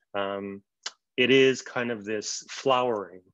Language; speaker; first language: English; native; English